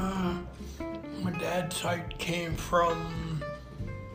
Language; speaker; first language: English; native; English